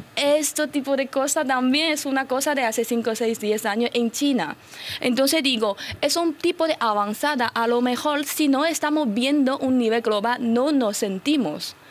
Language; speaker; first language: Spanish; non-native, fluent; Chinese